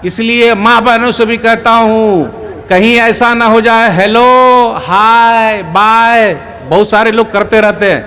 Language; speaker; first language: Hindi; native; Hindi